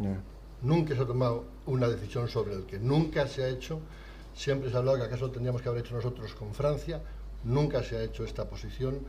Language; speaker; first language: Spanish; native; Spanish